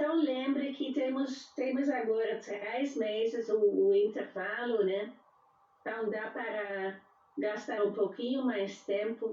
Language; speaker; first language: Portuguese; non-native, fluent; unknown